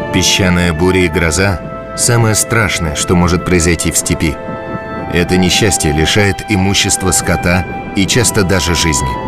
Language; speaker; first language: Russian; native; Russian